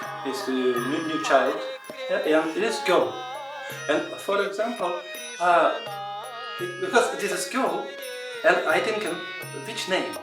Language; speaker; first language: English; non-native, learner; Russian